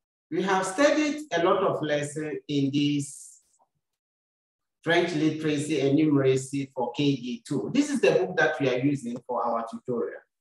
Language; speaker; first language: English; non-native, local second language; Akan